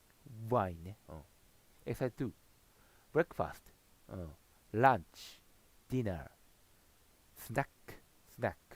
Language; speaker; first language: English; non-native, learner; Japanese